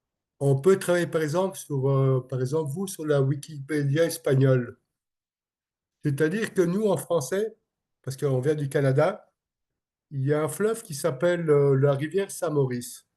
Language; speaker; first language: French; non-native, local second language; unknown